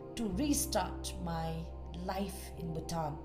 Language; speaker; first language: English; non-native, fluent; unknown